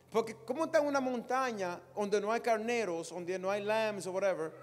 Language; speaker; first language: Spanish; native; Spanish